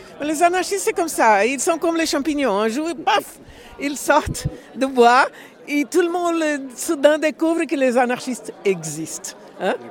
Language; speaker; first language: French; non-native, fluent; Portuguese